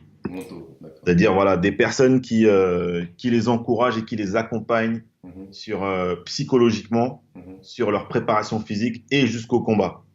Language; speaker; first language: French; native; French